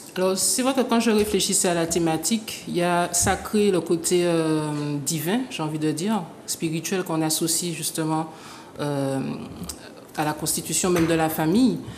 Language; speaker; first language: French; native; French